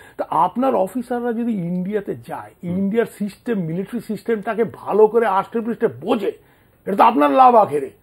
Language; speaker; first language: Bangla; native; Bangla